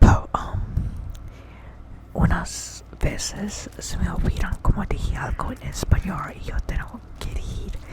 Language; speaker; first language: Spanish; early bilingual, heritage; English